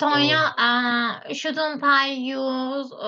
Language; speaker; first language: English; non-native, learner; Turkish